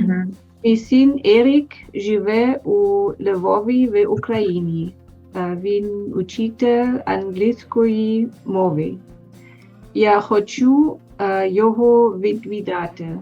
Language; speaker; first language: Ukrainian; non-native, learner; German